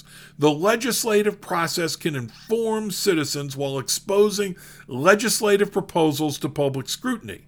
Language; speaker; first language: English; native; English